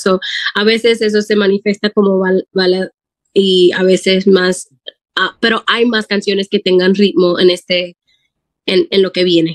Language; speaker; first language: Spanish; early bilingual, heritage; Spanish